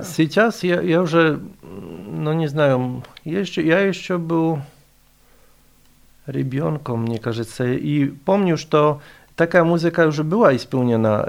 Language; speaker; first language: Russian; non-native, fluent; Polish